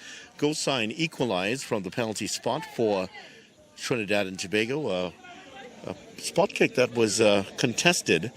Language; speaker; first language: English; native; English